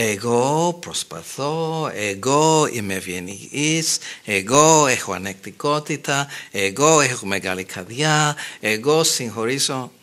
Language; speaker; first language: Greek; non-native, fluent; English